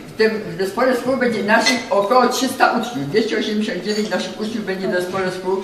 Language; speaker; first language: Polish; native; Polish